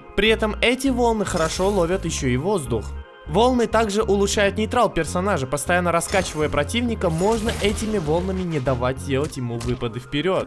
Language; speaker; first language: Russian; native; Russian